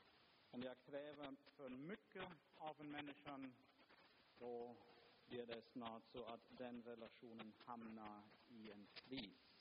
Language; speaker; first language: Swedish; non-native, fluent; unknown